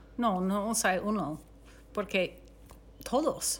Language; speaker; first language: Spanish; non-native, learner; English